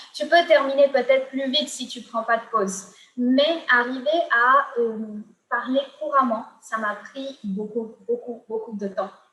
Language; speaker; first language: French; non-native, fluent; Gujarati